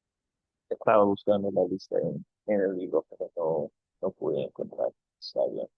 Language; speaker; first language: Spanish; non-native, fluent; English